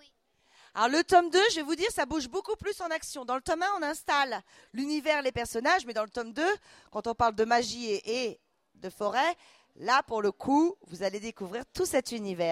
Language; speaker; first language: French; native; French